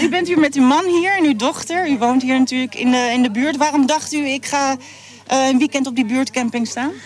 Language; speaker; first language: Dutch; native; Dutch